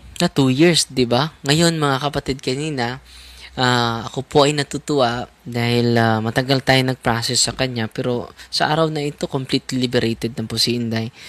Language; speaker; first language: Filipino; non-native, local second language; Cebuano